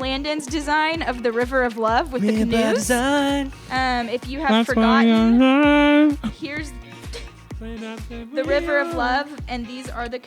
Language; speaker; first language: English; native; English